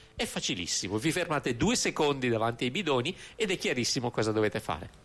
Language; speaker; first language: Italian; native; Italian